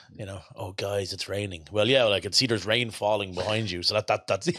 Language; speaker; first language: English; native; English